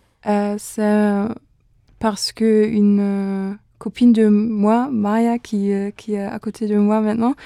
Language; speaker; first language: French; non-native, fluent; German